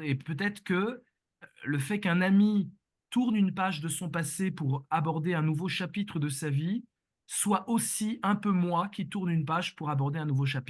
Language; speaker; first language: French; native; French